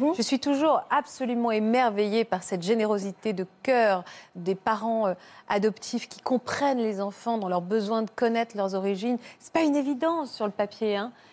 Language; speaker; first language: French; native; French